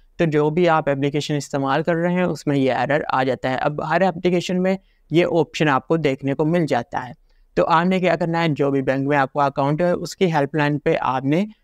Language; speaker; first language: Urdu; non-native, local second language; Punjabi